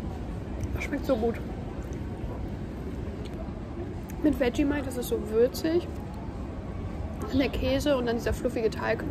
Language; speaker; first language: German; native; German